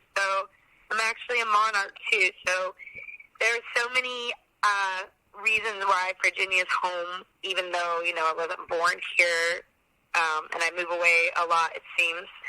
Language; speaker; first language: English; native; English